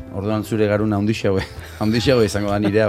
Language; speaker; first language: Basque; native; Basque